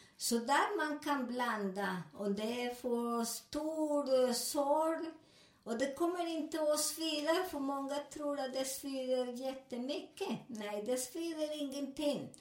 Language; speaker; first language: Swedish; non-native, learner; Spanish